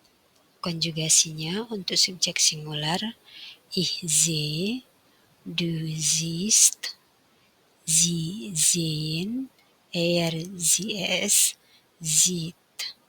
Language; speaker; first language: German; non-native, fluent; Indonesian